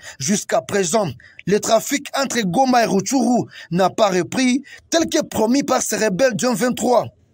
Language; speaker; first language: French; non-native, local second language; Swahili